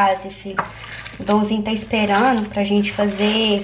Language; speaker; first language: Portuguese; native; Portuguese